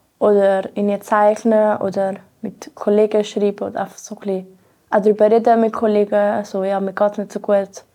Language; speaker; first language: German; native; German